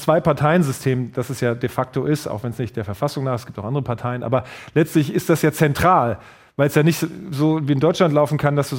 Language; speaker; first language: German; native; German